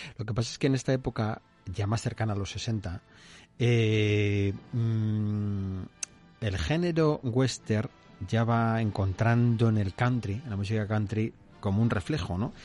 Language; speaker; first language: Spanish; native; Spanish